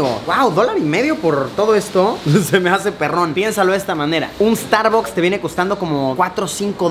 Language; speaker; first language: Spanish; native; Spanish